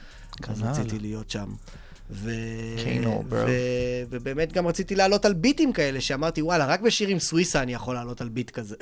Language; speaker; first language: Hebrew; native; Hebrew